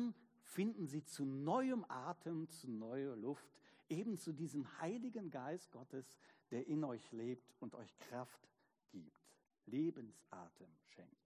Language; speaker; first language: German; native; German